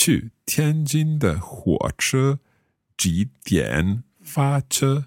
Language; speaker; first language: Chinese; non-native, learner; English